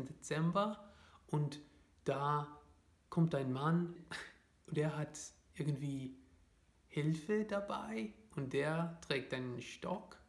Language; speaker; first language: German; non-native, fluent; English